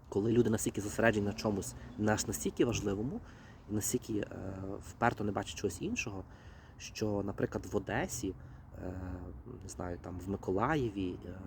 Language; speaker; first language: Ukrainian; native; Ukrainian